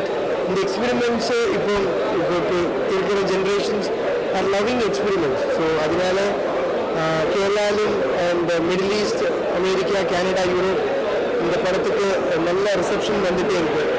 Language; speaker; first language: Tamil; non-native, learner; Malayalam